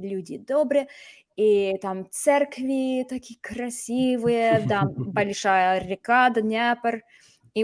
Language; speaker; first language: Russian; non-native, fluent; English